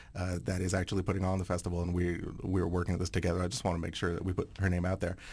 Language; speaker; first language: English; non-native, fluent; French